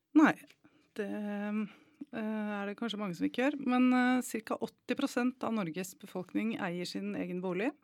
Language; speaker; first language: Norwegian; native; Norwegian